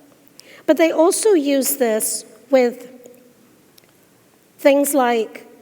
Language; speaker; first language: English; native; English